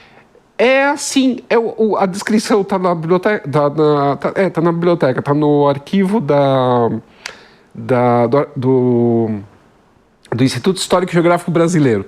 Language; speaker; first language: Portuguese; native; Portuguese